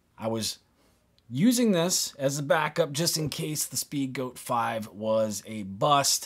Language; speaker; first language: English; native; English